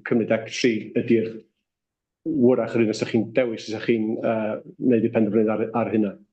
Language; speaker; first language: Welsh; native; Welsh